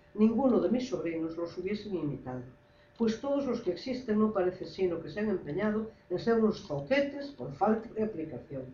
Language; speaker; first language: Spanish; non-native, local second language; Galician